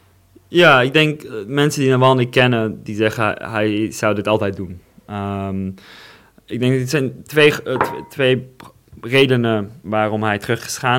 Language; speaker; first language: Dutch; non-native, fluent; Russian